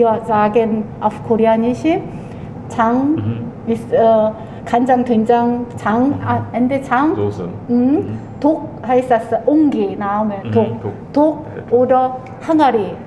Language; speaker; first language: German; non-native, learner; Korean